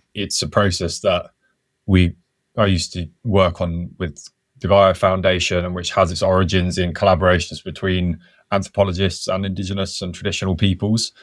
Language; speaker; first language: English; native; English